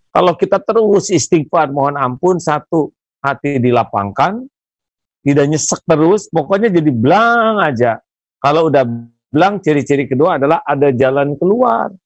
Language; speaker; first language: Indonesian; non-native, local second language; Sundanese